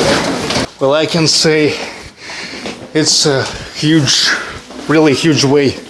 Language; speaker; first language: English; non-native, fluent; Russian